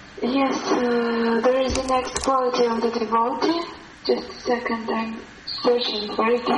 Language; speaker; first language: English; non-native, learner; Russian